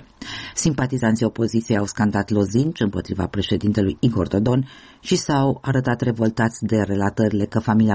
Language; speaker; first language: Romanian; native; Romanian